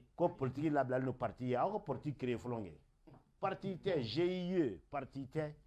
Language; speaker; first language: French; non-native, local second language; Bambara